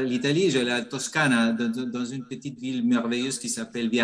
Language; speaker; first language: French; non-native, fluent; Spanish